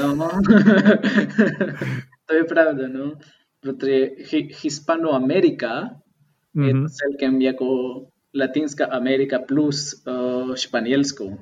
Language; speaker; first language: Czech; non-native, fluent; Spanish